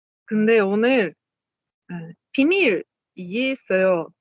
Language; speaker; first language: Korean; non-native, learner; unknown